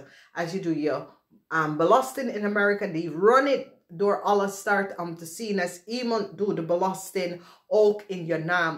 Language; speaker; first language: Dutch; non-native, fluent; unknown